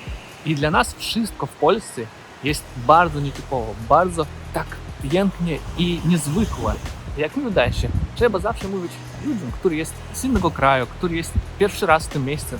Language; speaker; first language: Polish; non-native, learner; Russian